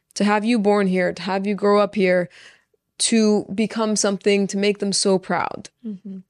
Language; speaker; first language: English; early bilingual, other home language; Persian